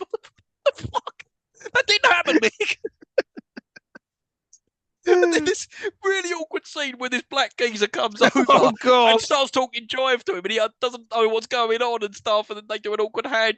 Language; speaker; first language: English; native; English